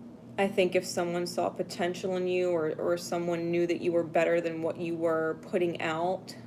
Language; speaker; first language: English; native; English